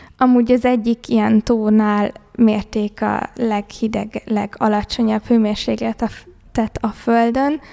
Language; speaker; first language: Hungarian; early bilingual, heritage; Hungarian